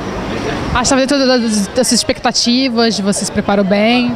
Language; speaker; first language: Portuguese; native; Portuguese